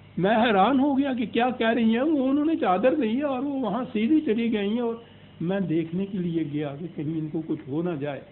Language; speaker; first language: Urdu; non-native, local second language; Punjabi